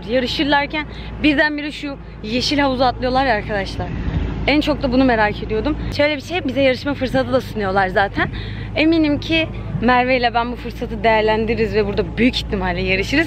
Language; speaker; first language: Turkish; native; Turkish